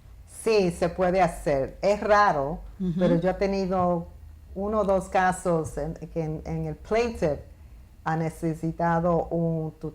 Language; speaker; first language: Spanish; early bilingual, heritage; Spanish